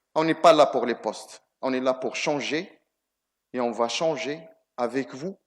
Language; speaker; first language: French; non-native, local second language; Arabic